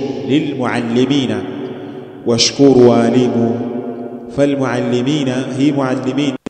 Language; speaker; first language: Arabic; non-native, fluent; Swahili